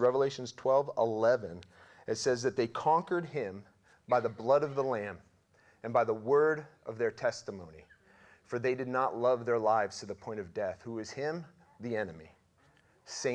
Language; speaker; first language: English; native; English